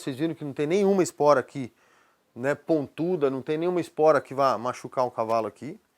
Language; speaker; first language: Portuguese; native; Portuguese